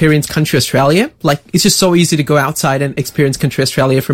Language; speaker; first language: English; non-native, local second language; Tamil